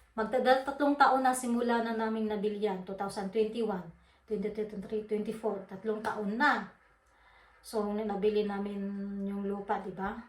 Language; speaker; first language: Filipino; non-native, local second language; Waray